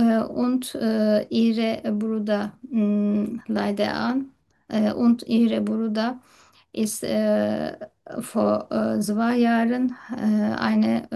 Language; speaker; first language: German; non-native, learner; Turkish